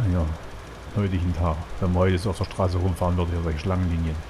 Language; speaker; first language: German; native; German